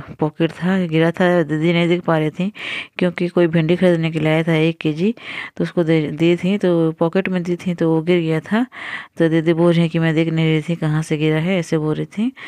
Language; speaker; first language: Hindi; native; Hindi